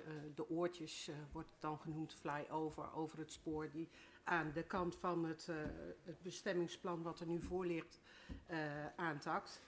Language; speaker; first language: Dutch; native; Dutch